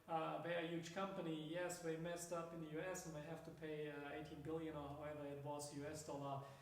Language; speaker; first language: English; non-native, fluent; German